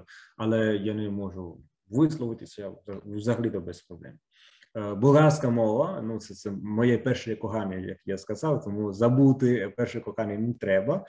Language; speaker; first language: Ukrainian; non-native, fluent; Italian